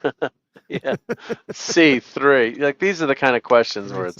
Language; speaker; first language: English; native; English